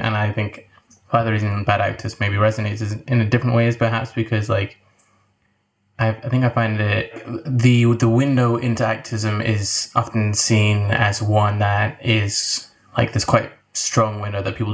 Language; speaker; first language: English; native; English